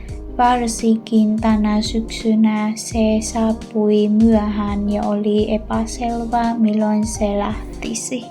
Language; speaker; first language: Finnish; non-native, learner; Vietnamese